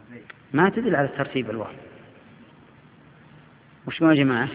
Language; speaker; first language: Arabic; native; Arabic